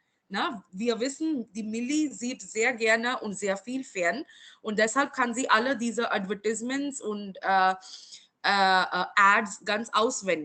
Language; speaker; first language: German; non-native, fluent; Marathi